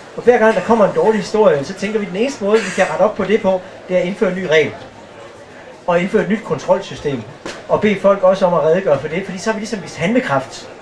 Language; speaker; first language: Danish; native; Danish